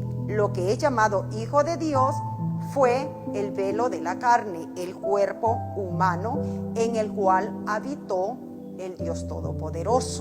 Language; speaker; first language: Spanish; native; Spanish